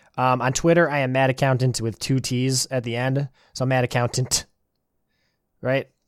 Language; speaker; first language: English; native; English